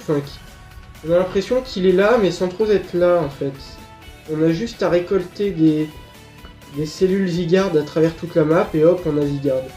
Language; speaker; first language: French; native; French